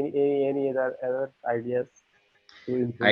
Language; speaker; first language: English; non-native, learner; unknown